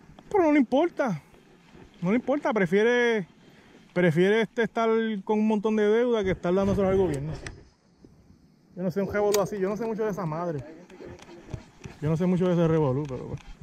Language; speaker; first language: Spanish; native; Spanish